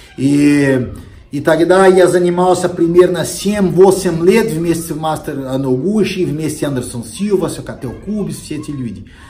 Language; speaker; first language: Russian; non-native, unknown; Portuguese